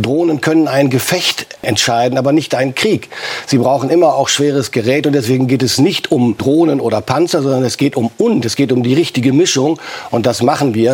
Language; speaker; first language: German; native; German